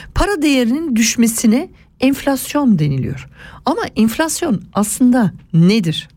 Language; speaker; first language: Turkish; early bilingual, heritage; Turkish